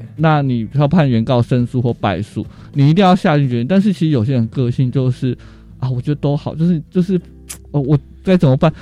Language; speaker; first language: Chinese; native; Chinese